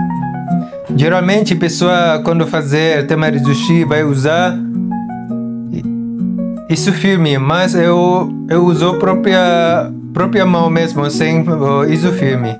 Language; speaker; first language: Portuguese; non-native, learner; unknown